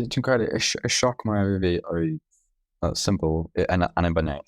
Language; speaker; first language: Welsh; non-native, local second language; English